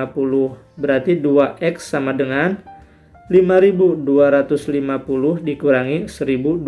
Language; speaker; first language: Indonesian; native; Indonesian